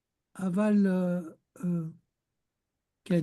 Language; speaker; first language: Hebrew; non-native, learner; French